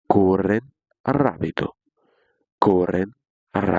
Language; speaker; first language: Spanish; non-native, learner; Haitian Creole